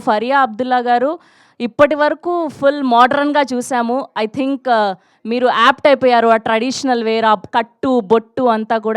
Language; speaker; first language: Telugu; native; Telugu